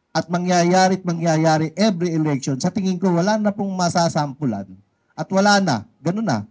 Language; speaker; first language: Filipino; native; Filipino